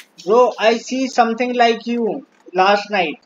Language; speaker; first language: English; non-native, local second language; Hindi